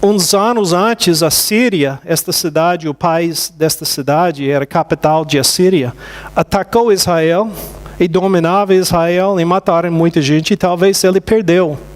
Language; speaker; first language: Portuguese; non-native, fluent; English